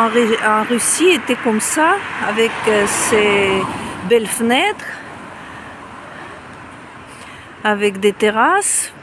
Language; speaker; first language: French; non-native, fluent; Russian